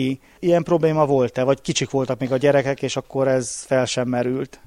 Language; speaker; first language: Hungarian; native; Hungarian